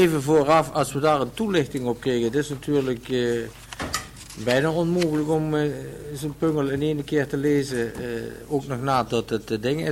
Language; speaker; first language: Dutch; native; Dutch